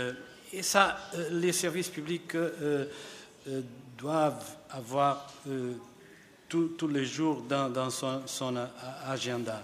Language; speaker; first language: French; non-native, fluent; Portuguese